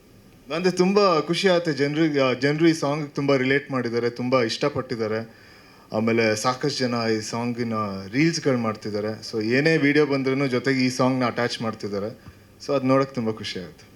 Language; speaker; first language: Kannada; native; Kannada